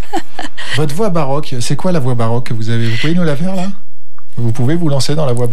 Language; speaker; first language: French; native; French